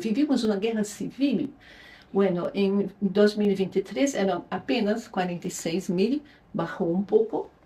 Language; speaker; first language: Spanish; non-native, fluent; Luxembourgish